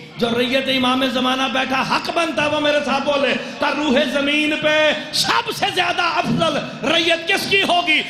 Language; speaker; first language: Urdu; non-native, local second language; Punjabi